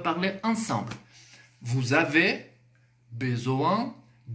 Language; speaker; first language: French; non-native, fluent; Portuguese